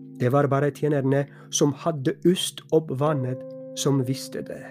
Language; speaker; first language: Norwegian; non-native, fluent; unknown